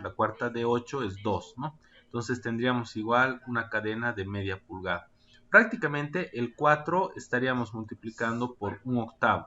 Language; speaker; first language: Spanish; native; Spanish